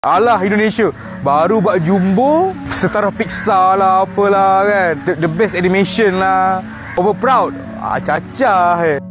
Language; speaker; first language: Malay; native; Malay